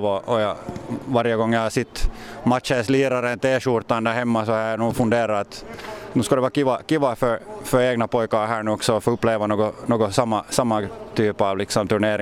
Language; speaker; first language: Swedish; native; Swedish